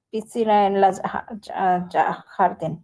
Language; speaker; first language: Spanish; non-native, learner; Bangla